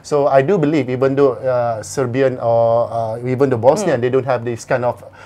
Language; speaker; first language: English; non-native, local second language; Malay